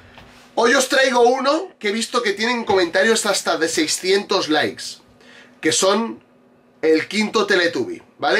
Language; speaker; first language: Spanish; native; Spanish